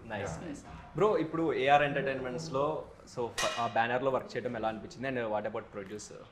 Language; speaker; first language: Telugu; native; Telugu